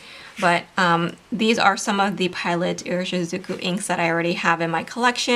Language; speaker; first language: English; native; English